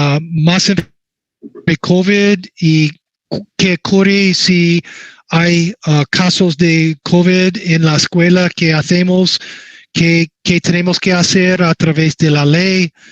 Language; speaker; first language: Spanish; non-native, learner; English